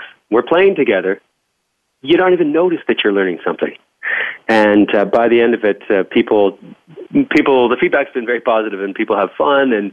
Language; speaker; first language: English; native; English